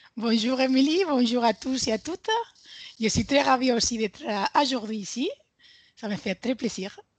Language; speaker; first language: French; non-native, fluent; Spanish